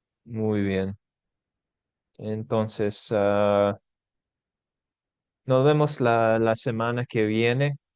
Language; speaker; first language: Spanish; non-native, fluent; English